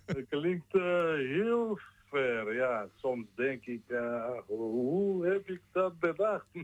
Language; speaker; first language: Dutch; non-native, learner; Georgian